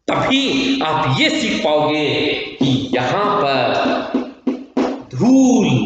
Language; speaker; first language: Hindi; non-native, local second language; Kannada